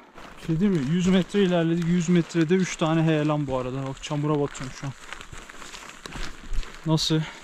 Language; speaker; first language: Turkish; native; Turkish